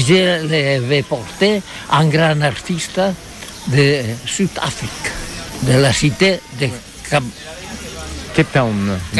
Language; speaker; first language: French; non-native, learner; Catalan